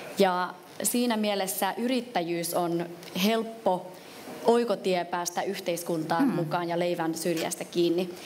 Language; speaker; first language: Finnish; early bilingual, other home language; Vietnamese